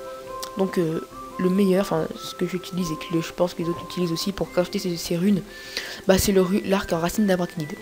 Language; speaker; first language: French; native; French